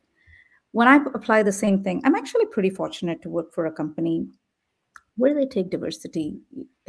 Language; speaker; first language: English; non-native, local second language; Tamil